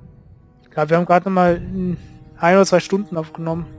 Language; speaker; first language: German; native; German